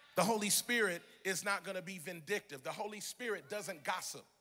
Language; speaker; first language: English; native; English